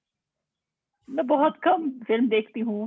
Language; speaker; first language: Hindi; non-native, fluent; English